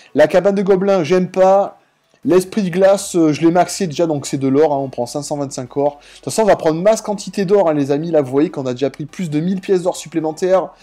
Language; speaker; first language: French; native; French